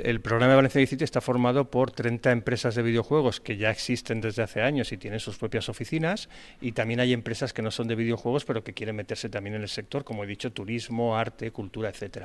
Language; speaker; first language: Spanish; native; Spanish